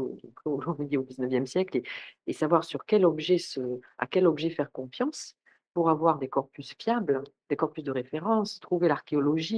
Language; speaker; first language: French; native; French